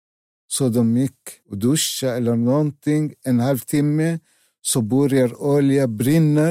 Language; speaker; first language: Swedish; non-native, learner; Arabic